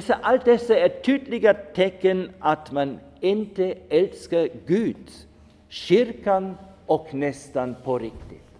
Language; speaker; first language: Swedish; non-native, fluent; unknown